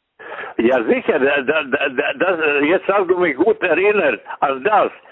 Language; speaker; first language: German; non-native, fluent; Serbian